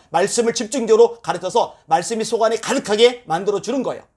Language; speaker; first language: Korean; native; Korean